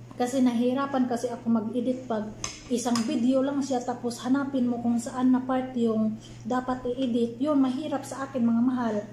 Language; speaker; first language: Filipino; non-native, local second language; Cebuano